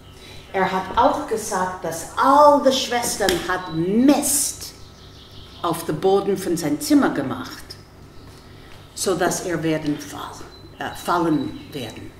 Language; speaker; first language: German; non-native, fluent; English